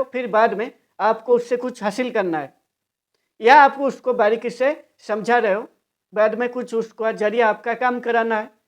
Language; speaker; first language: Hindi; non-native, local second language; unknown